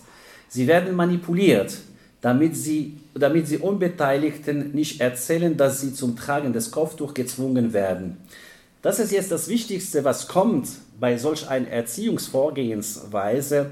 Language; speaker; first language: German; non-native, fluent; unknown